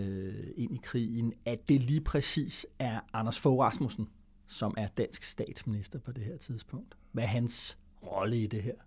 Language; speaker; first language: Danish; native; Danish